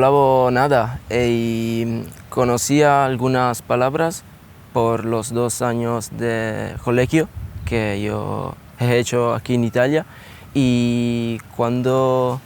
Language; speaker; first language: Spanish; non-native, learner; Italian